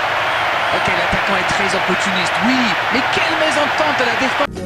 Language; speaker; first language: French; native; French